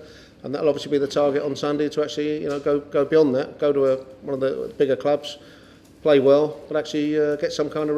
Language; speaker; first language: English; native; English